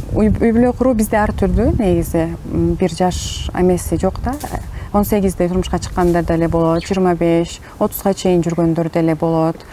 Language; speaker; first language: Kyrgyz; non-native, local second language; Turkish